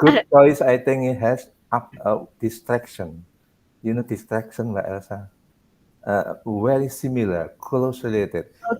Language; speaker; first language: English; non-native, learner; Indonesian